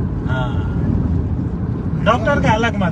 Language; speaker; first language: Hindi; non-native, local second language; Sindhi